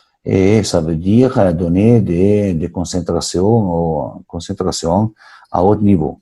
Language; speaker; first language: French; non-native, fluent; Italian